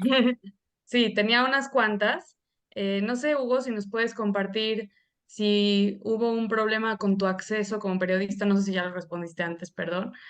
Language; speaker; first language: Spanish; native; Spanish